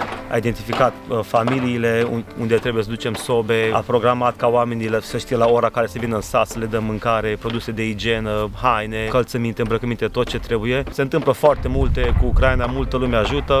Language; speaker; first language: Romanian; native; Romanian